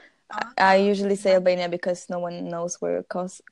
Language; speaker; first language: English; non-native, fluent; Swedish